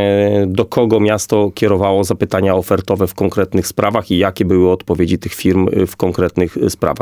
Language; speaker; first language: Polish; native; Polish